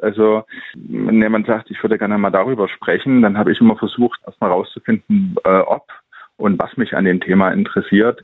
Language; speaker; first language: German; native; German